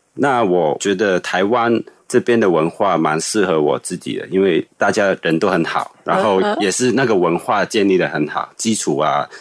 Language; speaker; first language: Chinese; non-native, fluent; Cantonese